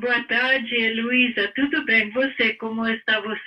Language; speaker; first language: Portuguese; non-native, fluent; English